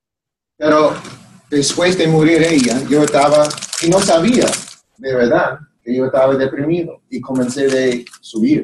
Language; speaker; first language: Spanish; non-native, fluent; English